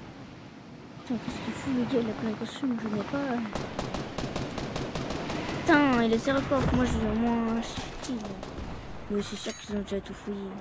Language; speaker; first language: French; native; French